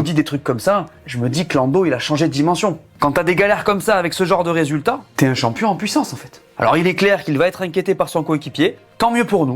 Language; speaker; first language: French; native; French